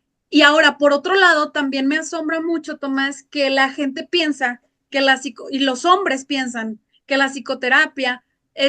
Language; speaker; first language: Spanish; native; Spanish